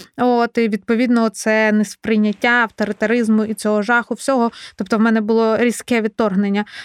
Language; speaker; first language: Ukrainian; non-native, local second language; Russian